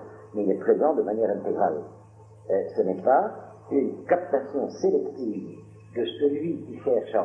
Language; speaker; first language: French; native; French